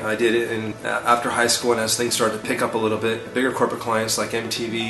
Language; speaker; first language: English; native; English